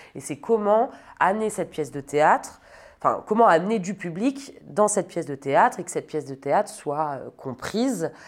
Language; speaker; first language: French; native; French